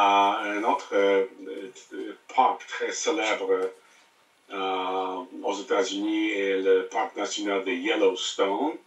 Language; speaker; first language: French; non-native, learner; English